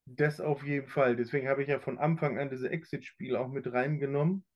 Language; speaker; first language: German; native; German